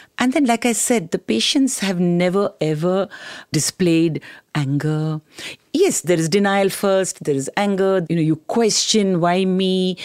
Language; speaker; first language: English; non-native, local second language; Tamil